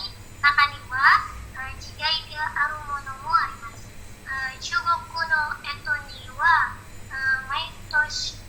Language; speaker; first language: Japanese; non-native, learner; Indonesian